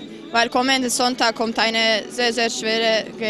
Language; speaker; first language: German; non-native, fluent; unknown